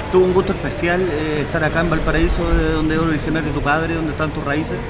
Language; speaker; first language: Spanish; native; Spanish